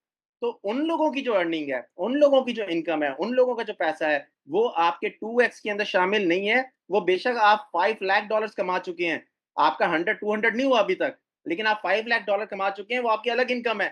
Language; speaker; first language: Hindi; native; Hindi